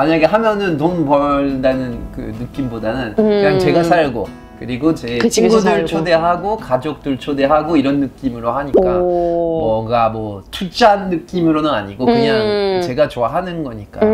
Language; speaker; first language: Korean; non-native, fluent; French